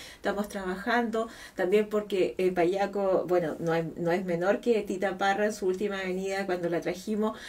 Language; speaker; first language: Spanish; native; Spanish